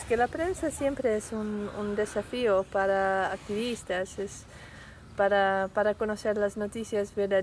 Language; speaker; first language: Spanish; non-native, learner; Dutch